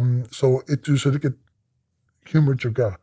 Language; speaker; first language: Indonesian; non-native, learner; English